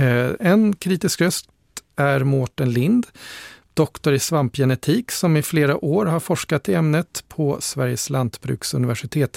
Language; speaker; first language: Swedish; native; Swedish